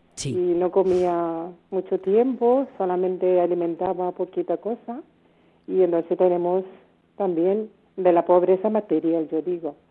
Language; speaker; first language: Spanish; non-native, learner; Malayalam